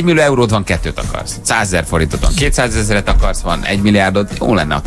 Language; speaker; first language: Hungarian; native; Hungarian